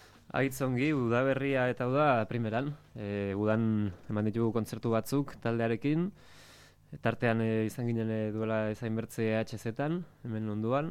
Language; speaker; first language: Basque; native; Basque